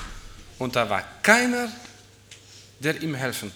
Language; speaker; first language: German; non-native, fluent; Dutch